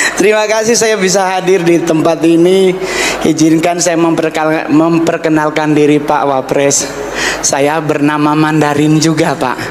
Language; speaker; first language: Indonesian; native; Indonesian